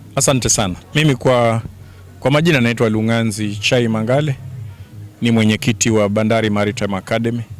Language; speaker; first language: Swahili; native; Swahili